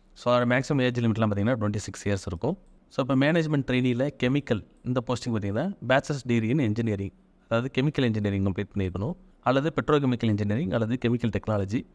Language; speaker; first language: Tamil; native; Tamil